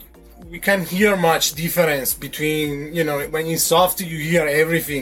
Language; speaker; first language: English; non-native, fluent; Italian